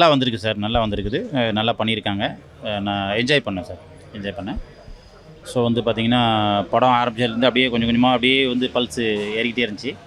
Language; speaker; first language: Tamil; native; Tamil